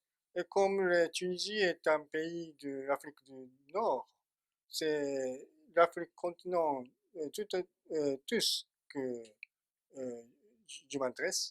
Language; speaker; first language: French; non-native, fluent; Japanese